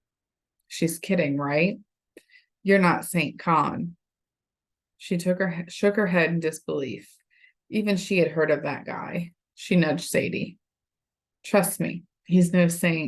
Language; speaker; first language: English; native; English